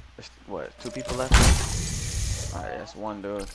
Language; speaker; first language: English; native; English